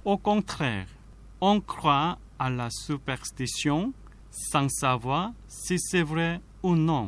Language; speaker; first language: French; non-native, fluent; Korean